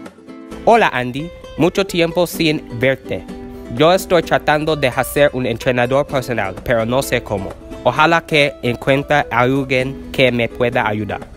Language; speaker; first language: Spanish; non-native, learner; English